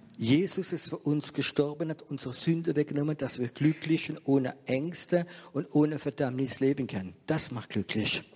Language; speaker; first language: German; non-native, fluent; French